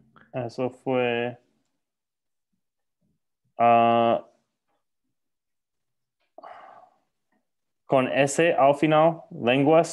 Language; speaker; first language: Spanish; non-native, learner; English